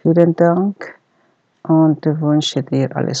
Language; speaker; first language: German; non-native, learner; Persian